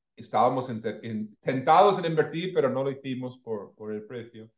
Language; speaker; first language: Spanish; non-native, fluent; English